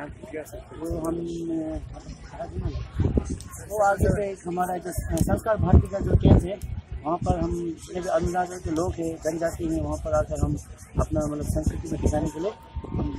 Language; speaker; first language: Hindi; non-native, local second language; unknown